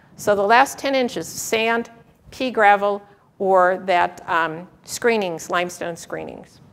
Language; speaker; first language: English; native; English